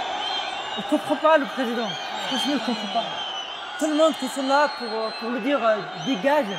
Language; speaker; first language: French; non-native, fluent; Arabic